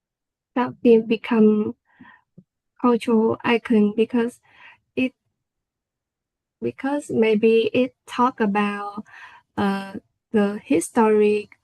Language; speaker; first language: English; non-native, learner; Vietnamese